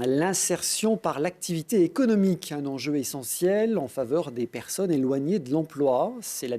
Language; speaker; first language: French; native; French